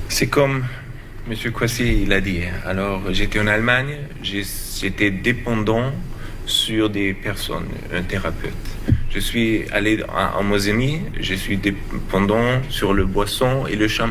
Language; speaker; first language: French; non-native, learner; German